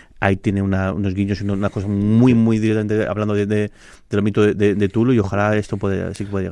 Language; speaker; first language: Spanish; native; Spanish